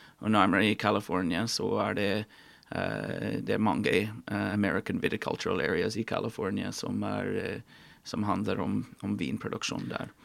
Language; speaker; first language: Norwegian; non-native, fluent; English